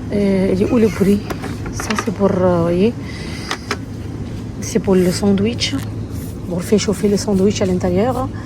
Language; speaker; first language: French; non-native, learner; Arabic